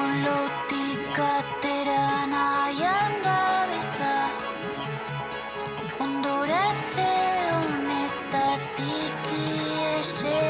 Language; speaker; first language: Basque; native; Basque